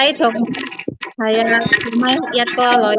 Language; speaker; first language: Cantonese; non-native, learner; Indonesian